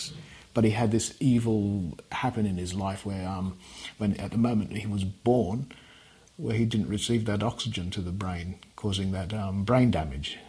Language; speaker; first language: English; native; English